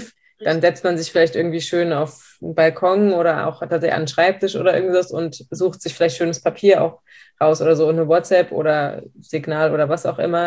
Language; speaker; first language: German; native; German